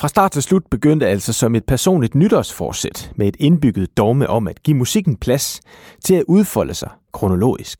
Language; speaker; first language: Danish; native; Danish